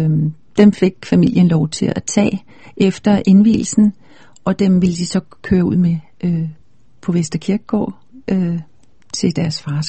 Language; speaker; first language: Danish; native; Danish